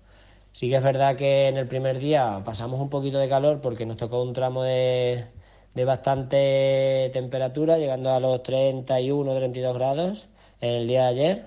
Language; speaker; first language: Spanish; native; Spanish